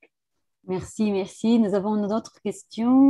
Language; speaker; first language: French; non-native, fluent; Portuguese